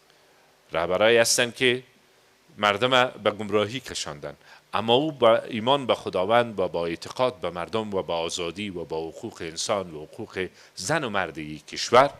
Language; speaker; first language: Persian; native; Persian